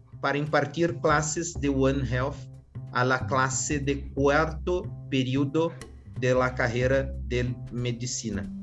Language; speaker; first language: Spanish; non-native, learner; Portuguese